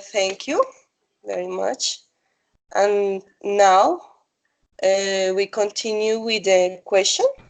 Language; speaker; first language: English; non-native, learner; Spanish